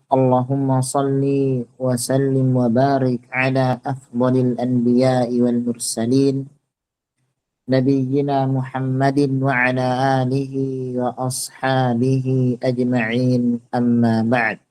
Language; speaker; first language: Arabic; non-native, fluent; Indonesian